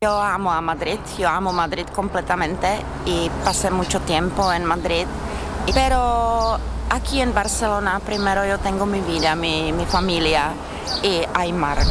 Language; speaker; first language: Spanish; non-native, learner; Czech